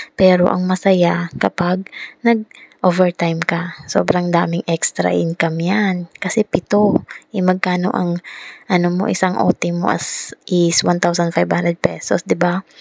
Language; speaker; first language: Filipino; native; Filipino